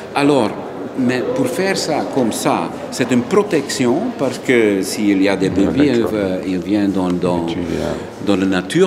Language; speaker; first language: French; non-native, local second language; Dutch